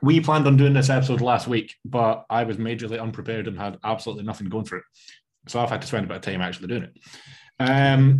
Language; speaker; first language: English; native; English